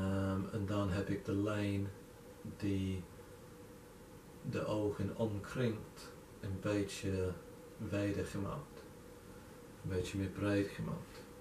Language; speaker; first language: Dutch; non-native, fluent; English